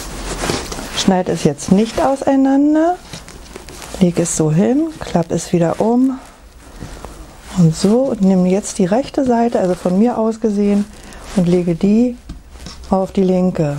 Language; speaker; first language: German; native; German